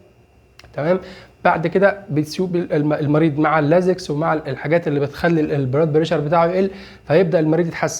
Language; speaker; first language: Arabic; native; Arabic